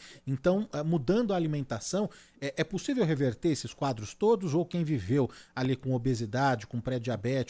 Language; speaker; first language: Portuguese; native; Portuguese